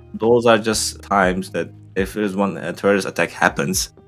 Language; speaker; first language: English; non-native, fluent; Turkish